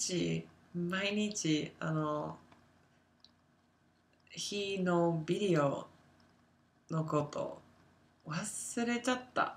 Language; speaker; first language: Japanese; non-native, learner; English